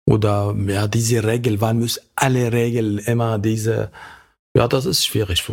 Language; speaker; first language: German; non-native, learner; Arabic